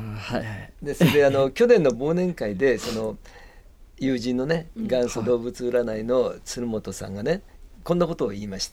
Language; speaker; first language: Japanese; native; Japanese